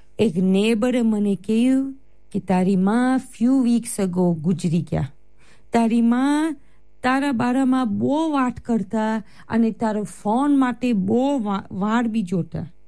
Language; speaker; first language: Gujarati; early bilingual, heritage; Gujarati